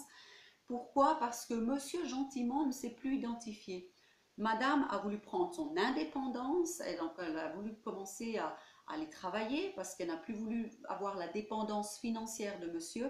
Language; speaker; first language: French; native; French